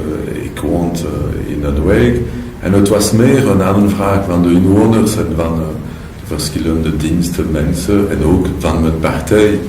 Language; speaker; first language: Dutch; non-native, local second language; French